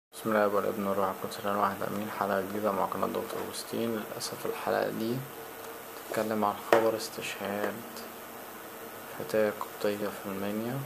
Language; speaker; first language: Arabic; native; Arabic